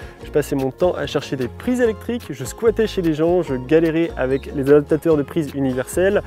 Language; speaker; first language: French; native; French